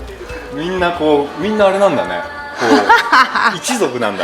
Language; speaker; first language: Japanese; native; Japanese